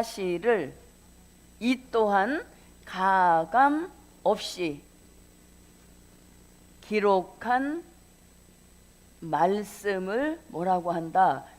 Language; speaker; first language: Korean; native; Korean